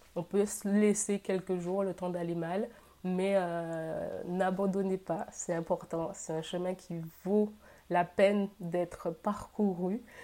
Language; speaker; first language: French; native; French